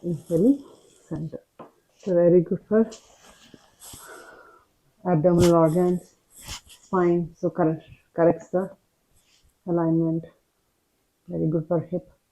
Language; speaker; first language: English; non-native, local second language; Telugu